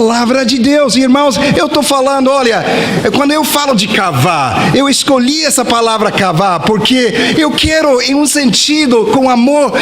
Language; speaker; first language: Portuguese; non-native, fluent; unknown